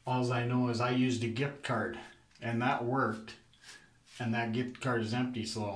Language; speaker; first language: English; native; English